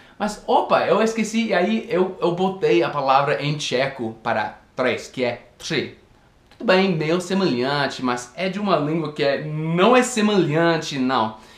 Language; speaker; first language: Portuguese; non-native, fluent; English